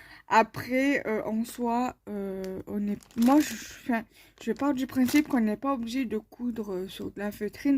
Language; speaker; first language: French; native; French